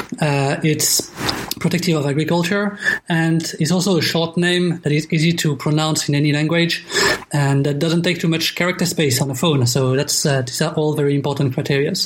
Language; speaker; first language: English; non-native, fluent; French